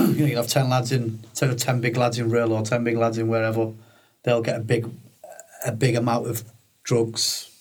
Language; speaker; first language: English; native; English